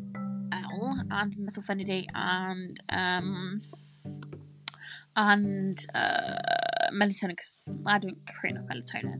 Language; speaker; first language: English; native; English